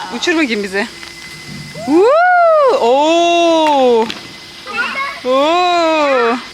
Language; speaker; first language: Turkish; native; Turkish